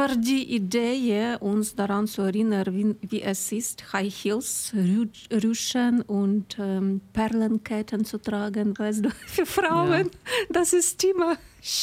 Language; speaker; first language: German; non-native, learner; Ukrainian